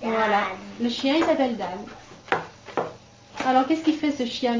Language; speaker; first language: French; native; French